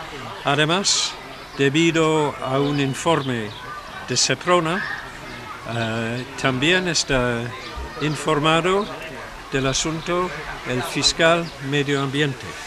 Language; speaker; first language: Spanish; non-native, fluent; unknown